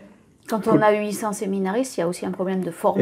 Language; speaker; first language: French; native; French